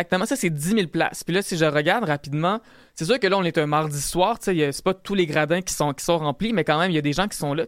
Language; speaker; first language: French; native; French